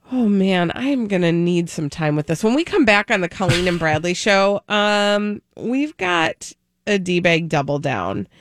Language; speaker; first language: English; early bilingual, other home language; Norwegian